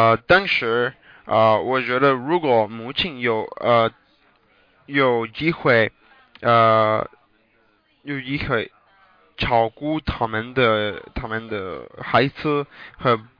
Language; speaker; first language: Chinese; non-native, learner; English